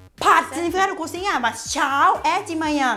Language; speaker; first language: Portuguese; non-native, learner; Thai